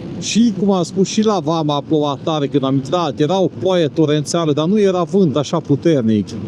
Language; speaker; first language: Romanian; non-native, local second language; Hungarian